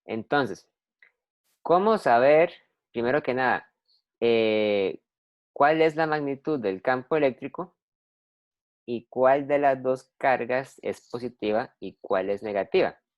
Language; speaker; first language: Spanish; native; Spanish